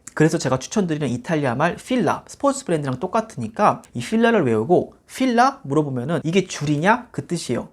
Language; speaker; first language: Korean; native; Korean